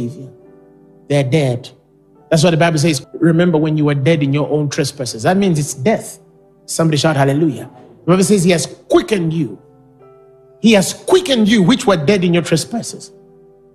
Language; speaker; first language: English; non-native, local second language; Ganda